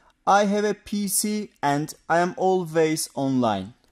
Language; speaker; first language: English; non-native, fluent; Turkish